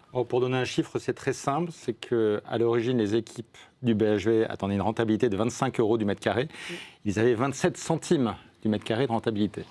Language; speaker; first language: French; native; French